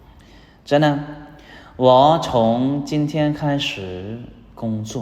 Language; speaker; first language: Chinese; non-native, fluent; Lao